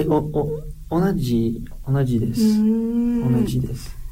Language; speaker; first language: Japanese; non-native, learner; French